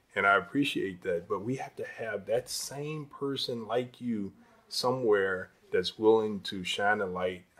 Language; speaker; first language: English; native; English